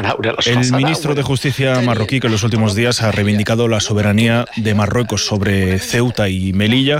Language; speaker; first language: Spanish; native; Spanish